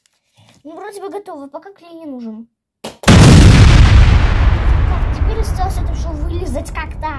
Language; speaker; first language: Russian; native; Russian